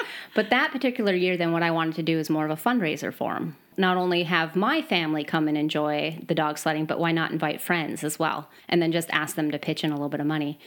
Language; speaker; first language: English; native; English